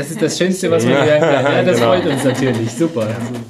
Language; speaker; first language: German; native; German